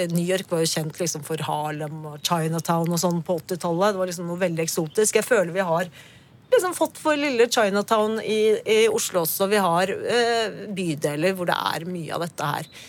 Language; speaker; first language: Norwegian; early bilingual, other home language; Spanish